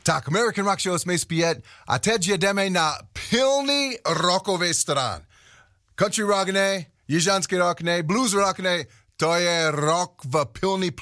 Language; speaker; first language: Czech; non-native, learner; English